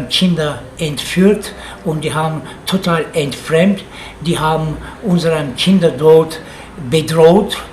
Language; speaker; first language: German; non-native, learner; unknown